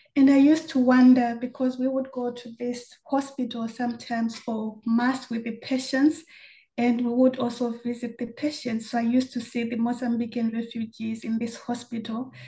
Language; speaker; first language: English; non-native, local second language; Shona